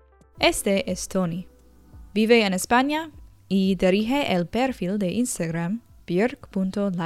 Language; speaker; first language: Spanish; non-native, learner; English